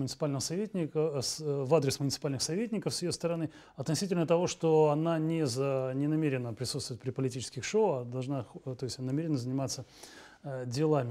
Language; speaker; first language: Russian; native; Russian